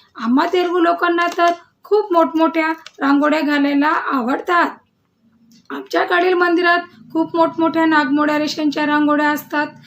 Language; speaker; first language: Marathi; non-native, local second language; Telugu